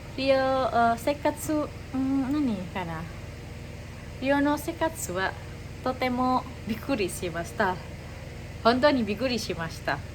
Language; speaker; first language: Japanese; non-native, learner; Indonesian